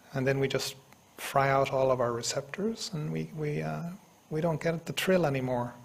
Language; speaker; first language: English; native; English